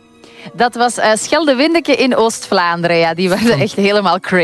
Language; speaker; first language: Dutch; native; Dutch